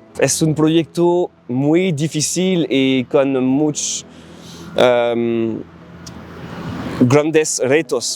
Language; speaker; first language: Spanish; non-native, learner; French